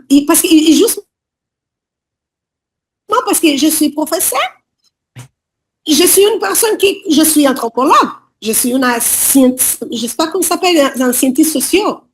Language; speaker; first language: French; non-native, learner; Portuguese